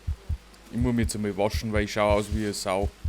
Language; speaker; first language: German; native; German